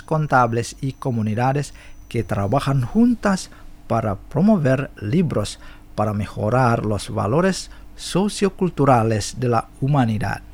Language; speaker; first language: Spanish; non-native, fluent; Indonesian